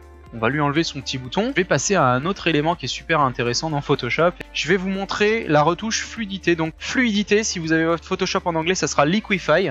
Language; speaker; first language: French; native; French